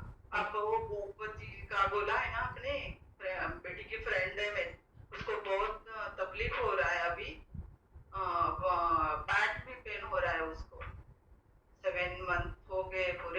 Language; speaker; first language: Hindi; non-native, local second language; Marathi